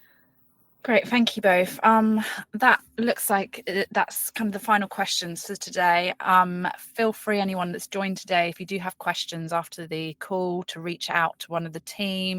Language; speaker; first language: English; native; English